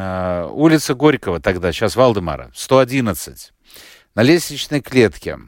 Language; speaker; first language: Russian; native; Russian